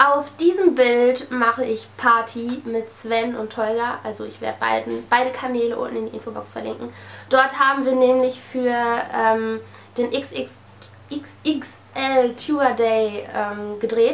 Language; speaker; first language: German; native; German